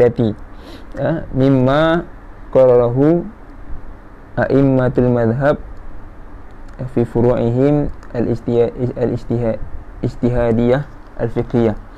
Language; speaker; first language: Arabic; non-native, fluent; Malay